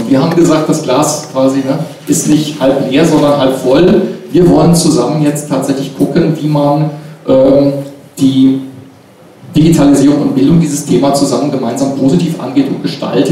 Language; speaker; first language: German; native; German